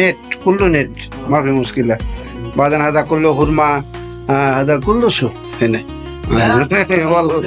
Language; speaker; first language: Arabic; non-native, learner; Bangla